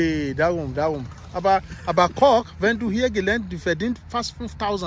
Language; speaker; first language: German; non-native, learner; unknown